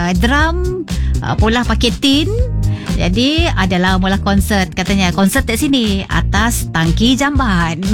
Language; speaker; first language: Malay; native; Malay